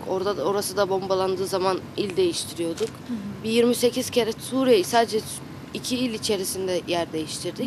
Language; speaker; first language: Turkish; early bilingual, other home language; Arabic